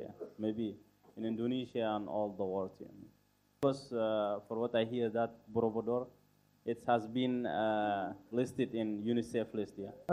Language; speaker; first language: English; non-native, learner; Arabic